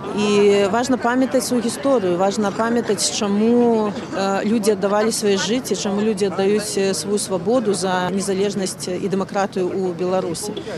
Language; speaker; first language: Belarusian; native; Belarusian